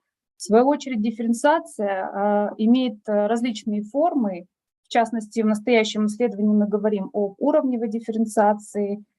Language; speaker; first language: Russian; non-native, fluent; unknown